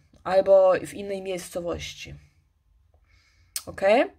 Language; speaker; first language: Polish; early bilingual, heritage; Polish